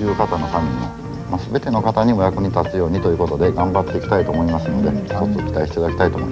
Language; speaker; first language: Japanese; native; Japanese